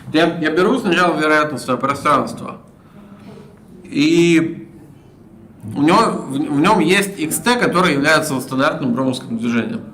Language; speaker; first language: Russian; native; Russian